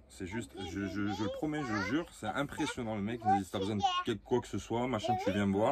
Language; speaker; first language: French; native; French